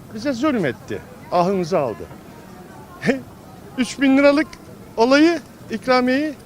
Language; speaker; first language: Turkish; native; Turkish